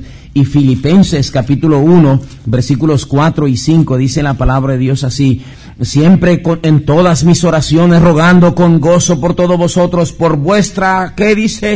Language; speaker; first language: Spanish; native; Spanish